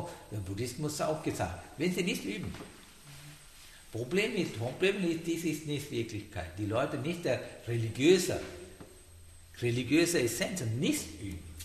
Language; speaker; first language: German; non-native, learner; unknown